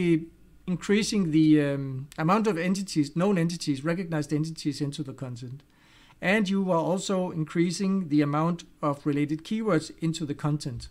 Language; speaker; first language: English; non-native, fluent; Danish